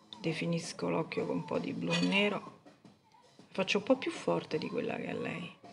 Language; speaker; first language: Italian; native; Italian